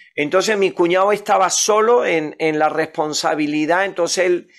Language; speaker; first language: Spanish; native; Spanish